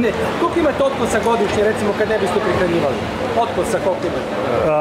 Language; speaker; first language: Serbian; native; Serbian